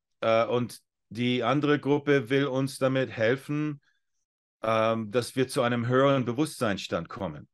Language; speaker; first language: German; non-native, fluent; English